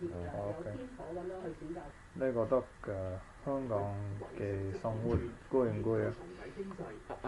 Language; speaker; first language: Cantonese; non-native, learner; English